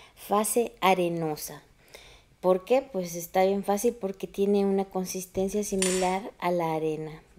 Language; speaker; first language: Spanish; native; Spanish